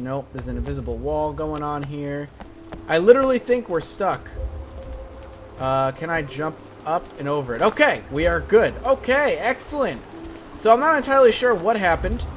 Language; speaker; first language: English; native; English